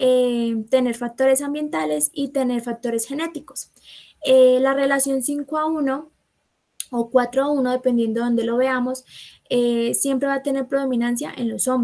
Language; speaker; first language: Spanish; native; Spanish